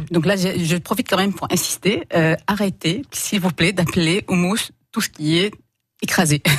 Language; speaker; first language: French; non-native, local second language; Arabic